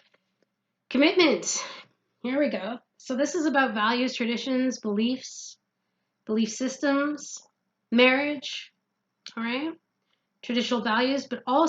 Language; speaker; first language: English; native; English